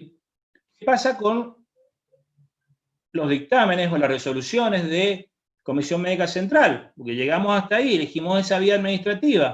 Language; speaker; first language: Spanish; native; Spanish